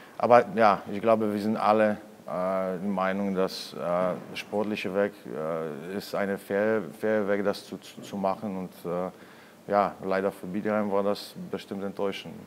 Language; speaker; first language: German; non-native, fluent; Polish